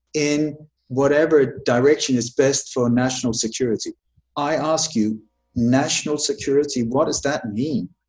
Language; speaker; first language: English; early bilingual, other home language; Danish